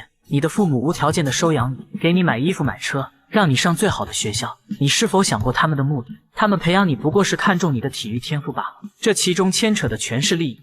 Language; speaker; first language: Chinese; native; Chinese